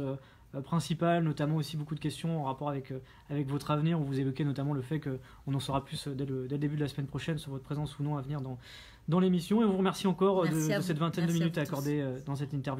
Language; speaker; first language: French; native; French